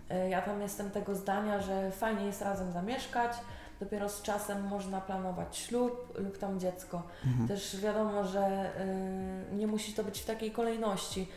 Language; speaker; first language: Polish; native; Polish